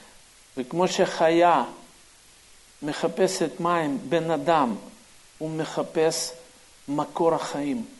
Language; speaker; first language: Hebrew; non-native, fluent; Russian